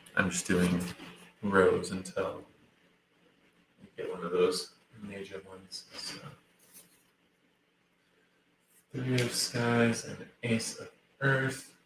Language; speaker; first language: English; native; English